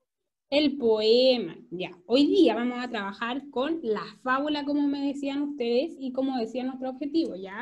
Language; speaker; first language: Spanish; native; Spanish